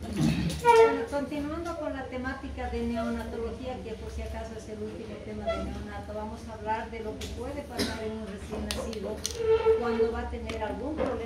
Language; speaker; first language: Spanish; native; Spanish